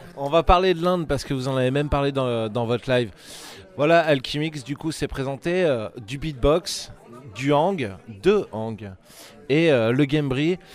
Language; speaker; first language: French; native; French